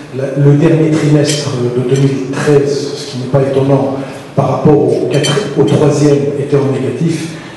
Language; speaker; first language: French; non-native, local second language; Arabic